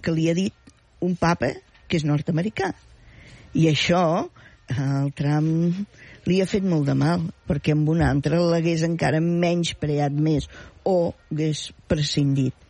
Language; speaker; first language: Catalan; native; Catalan